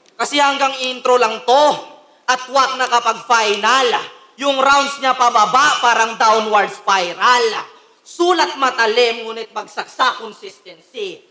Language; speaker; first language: Filipino; native; Filipino